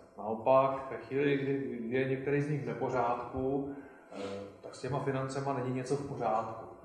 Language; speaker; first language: Czech; native; Czech